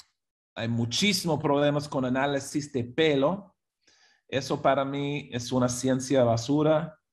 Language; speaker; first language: Spanish; non-native, fluent; English